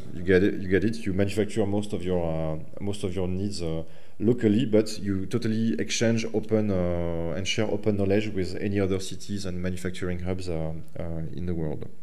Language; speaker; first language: English; non-native, fluent; French